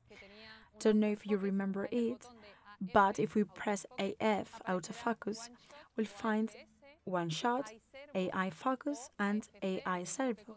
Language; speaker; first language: English; non-native, fluent; Spanish